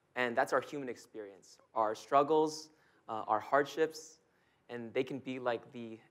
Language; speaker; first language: English; native; English